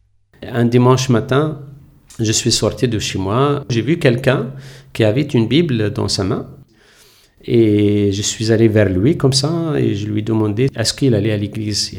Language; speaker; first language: French; non-native, local second language; Arabic